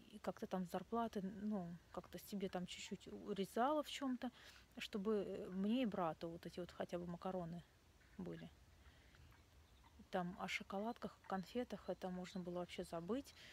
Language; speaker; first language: Russian; native; Russian